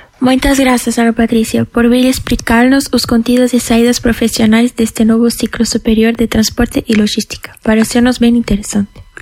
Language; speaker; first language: Galician; native; Galician